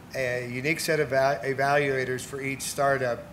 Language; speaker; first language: English; native; English